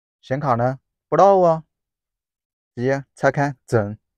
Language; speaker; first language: Chinese; native; Chinese